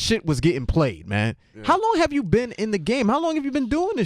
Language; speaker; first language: English; native; English